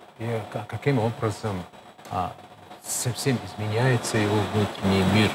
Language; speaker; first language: Russian; non-native, fluent; Mongolian